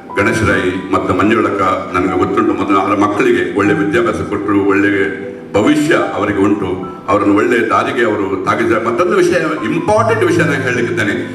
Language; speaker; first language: Kannada; non-native, local second language; Tulu